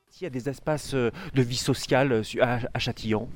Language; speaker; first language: French; native; French